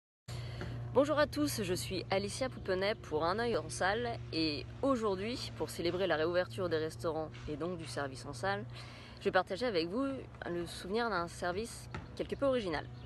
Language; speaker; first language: French; native; French